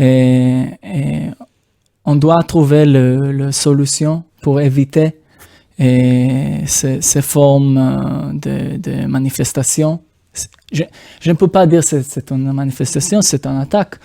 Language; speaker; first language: French; non-native, fluent; Hebrew